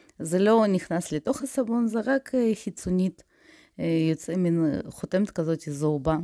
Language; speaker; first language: Hebrew; non-native, fluent; Russian